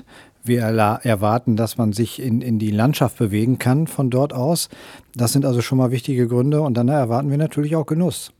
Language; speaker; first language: German; native; German